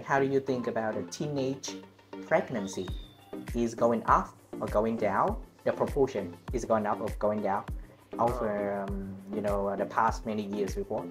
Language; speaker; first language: English; non-native, learner; Vietnamese